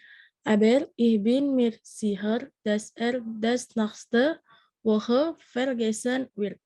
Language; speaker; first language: German; non-native, learner; Indonesian